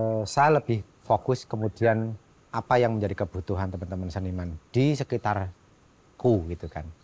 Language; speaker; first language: Indonesian; native; Indonesian